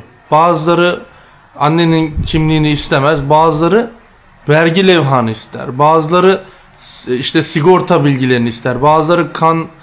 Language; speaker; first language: Turkish; native; Turkish